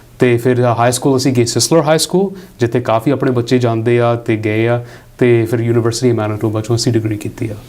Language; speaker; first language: Punjabi; early bilingual, heritage; Punjabi